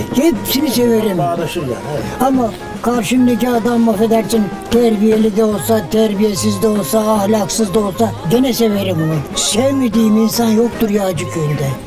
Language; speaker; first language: Turkish; native; Turkish